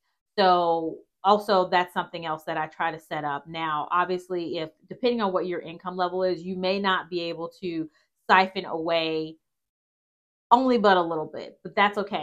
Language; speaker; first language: English; native; English